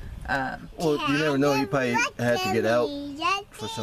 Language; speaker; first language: English; native; English